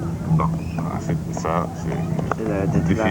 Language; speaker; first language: French; native; French